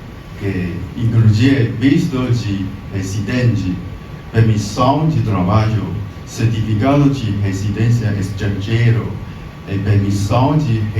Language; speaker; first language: Portuguese; non-native, learner; Chinese